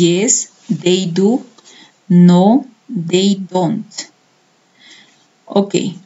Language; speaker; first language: English; non-native, fluent; Spanish